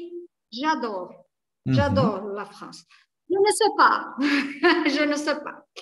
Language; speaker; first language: French; non-native, learner; Portuguese